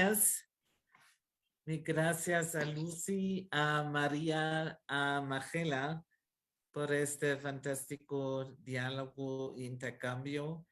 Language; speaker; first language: Spanish; non-native, fluent; German